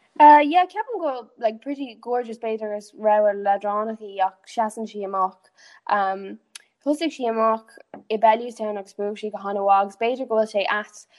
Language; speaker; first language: Irish; non-native, local second language; English